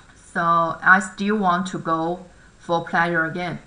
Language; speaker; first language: English; non-native, fluent; Chinese